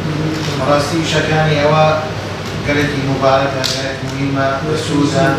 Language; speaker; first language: Arabic; non-native, learner; Kurdish